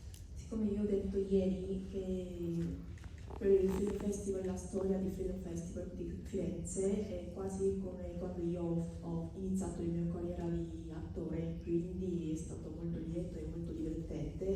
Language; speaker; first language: Italian; non-native, fluent; Korean